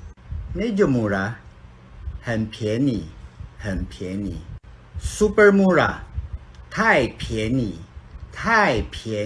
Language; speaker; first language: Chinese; non-native, fluent; Filipino